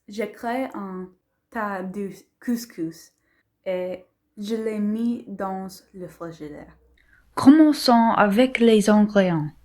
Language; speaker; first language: French; non-native, learner; English